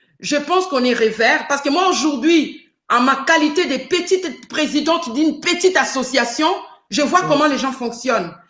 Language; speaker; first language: French; non-native, local second language; Lingala